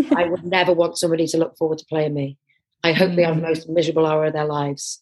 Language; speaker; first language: English; native; English